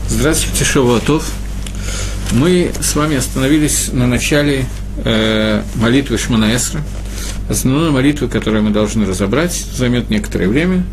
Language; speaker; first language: Russian; native; Russian